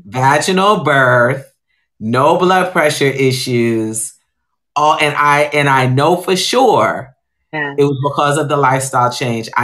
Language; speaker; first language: English; native; English